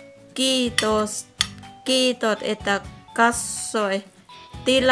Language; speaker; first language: Finnish; non-native, learner; Thai